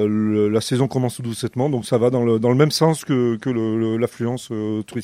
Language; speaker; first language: French; native; French